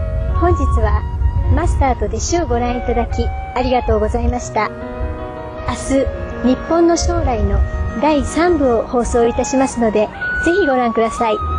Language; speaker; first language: Japanese; native; Japanese